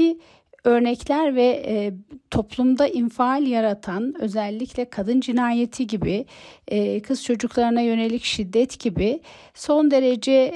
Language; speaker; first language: Turkish; native; Turkish